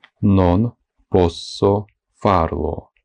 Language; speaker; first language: Italian; non-native, fluent; Ukrainian